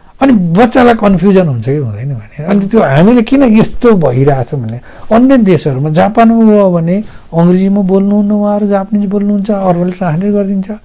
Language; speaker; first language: Nepali; native; Nepali